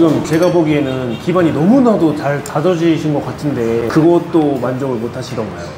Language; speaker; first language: Korean; native; Korean